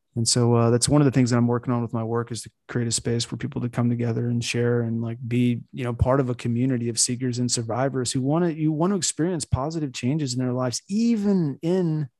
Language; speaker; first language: English; native; English